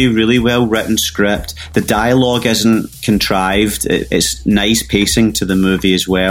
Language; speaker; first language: English; native; English